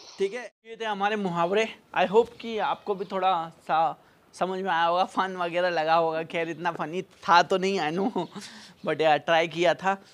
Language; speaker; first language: Hindi; native; Hindi